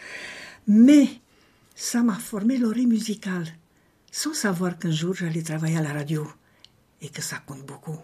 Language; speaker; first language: French; non-native, fluent; Romanian